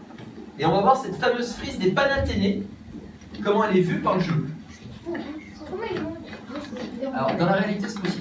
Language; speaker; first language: French; native; French